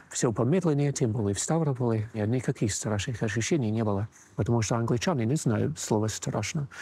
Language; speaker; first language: Russian; non-native, fluent; English